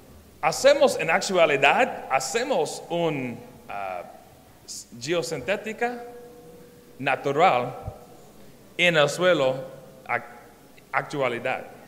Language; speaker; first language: Spanish; non-native, learner; English